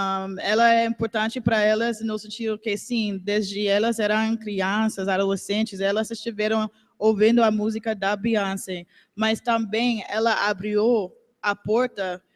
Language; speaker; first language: Portuguese; non-native, learner; English